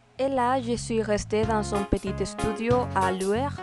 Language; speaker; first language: French; non-native, learner; Spanish